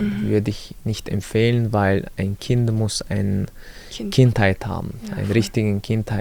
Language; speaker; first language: German; non-native, learner; Chechen